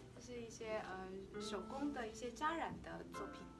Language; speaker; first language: Chinese; native; Chinese